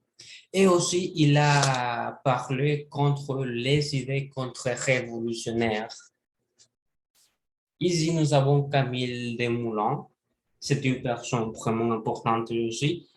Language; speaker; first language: French; non-native, learner; Spanish